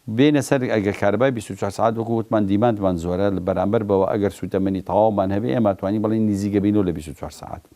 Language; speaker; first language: Central Kurdish; native; Central Kurdish